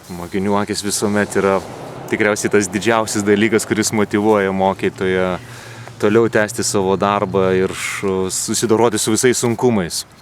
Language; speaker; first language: Lithuanian; native; Lithuanian